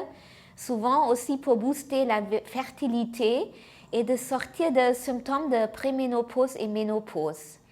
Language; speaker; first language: French; non-native, fluent; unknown